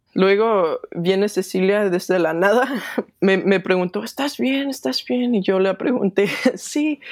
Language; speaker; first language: Spanish; non-native, fluent; Danish